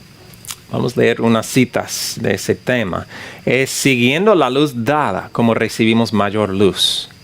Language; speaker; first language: Spanish; non-native, fluent; English